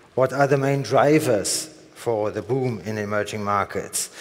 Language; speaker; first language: English; non-native, fluent; German